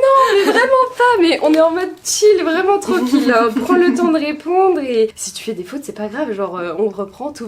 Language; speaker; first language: French; native; French